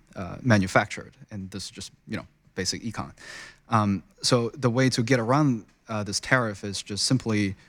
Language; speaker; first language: English; non-native, fluent; Chinese